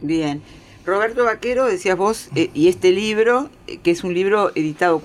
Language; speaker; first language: Spanish; native; Spanish